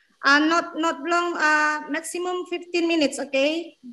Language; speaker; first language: English; non-native, fluent; Indonesian